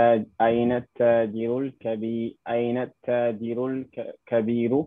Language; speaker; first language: Arabic; non-native, learner; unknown